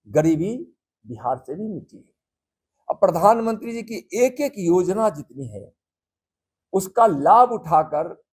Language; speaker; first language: Hindi; native; Hindi